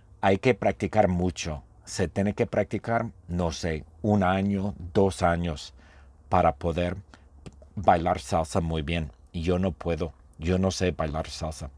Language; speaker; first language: Spanish; non-native, fluent; English